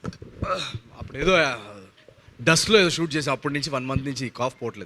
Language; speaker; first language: Telugu; native; Telugu